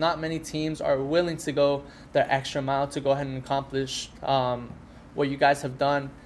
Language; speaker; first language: English; early bilingual, other home language; Spanish